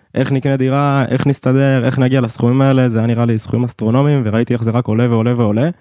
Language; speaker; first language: Hebrew; native; Hebrew